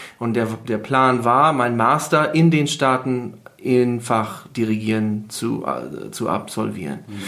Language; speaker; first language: German; non-native, fluent; English